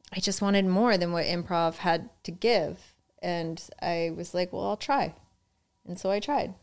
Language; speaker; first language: English; native; English